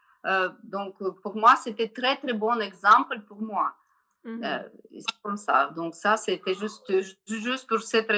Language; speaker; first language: French; non-native, learner; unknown